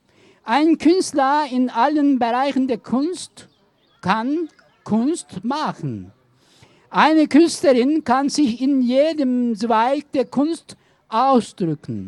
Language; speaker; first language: German; non-native, learner; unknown